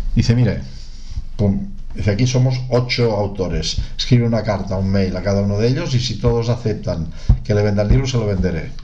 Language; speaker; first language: Spanish; non-native, local second language; Catalan